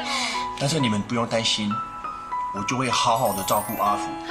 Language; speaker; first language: Chinese; non-native, fluent; French